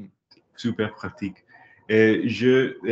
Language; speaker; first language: French; non-native, learner; English